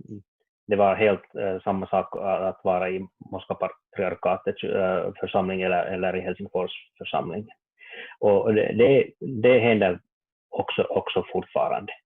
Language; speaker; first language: Swedish; non-native, learner; Finnish